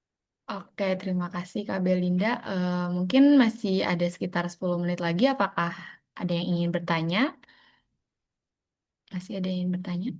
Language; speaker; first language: Indonesian; native; Indonesian